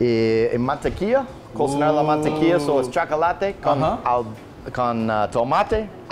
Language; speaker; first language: Spanish; non-native, learner; English